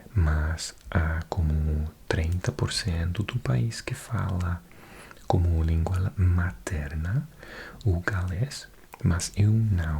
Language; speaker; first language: Portuguese; non-native, fluent; English